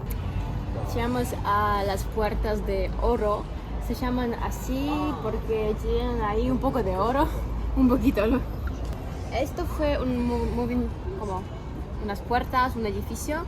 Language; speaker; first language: Spanish; non-native, fluent; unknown